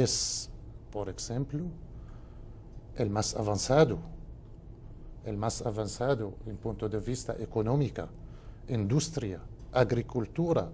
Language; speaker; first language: Spanish; non-native, fluent; Arabic